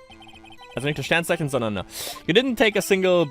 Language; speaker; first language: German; native; German